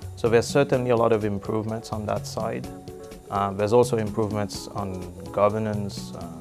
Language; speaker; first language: English; non-native, fluent; Morisyen